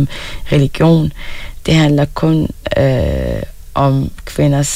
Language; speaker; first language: Danish; non-native, fluent; Arabic